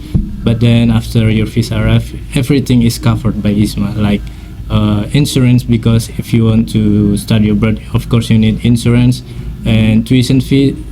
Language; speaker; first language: English; non-native, fluent; Indonesian